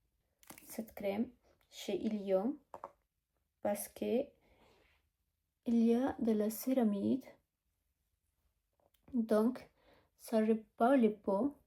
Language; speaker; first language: French; non-native, learner; Spanish